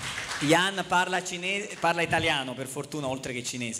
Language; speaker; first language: Italian; native; Italian